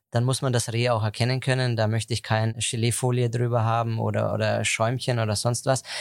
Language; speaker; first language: German; native; German